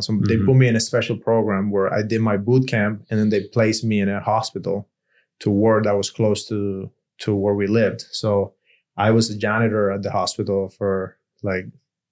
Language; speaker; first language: English; non-native, fluent; Spanish